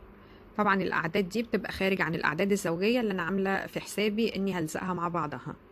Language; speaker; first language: Arabic; native; Arabic